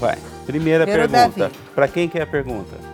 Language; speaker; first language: Portuguese; native; Portuguese